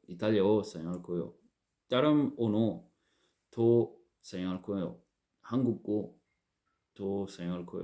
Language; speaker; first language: Korean; non-native, learner; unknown